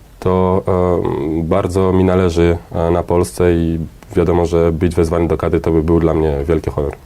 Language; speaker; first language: Polish; early bilingual, heritage; Polish